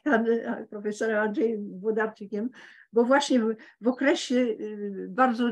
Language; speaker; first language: Polish; early bilingual, heritage; Polish